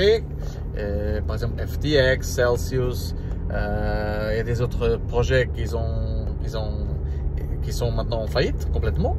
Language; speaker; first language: French; non-native, learner; Portuguese